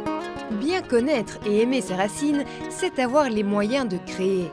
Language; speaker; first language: French; native; French